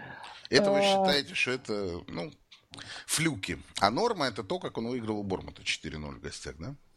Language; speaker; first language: Russian; native; Russian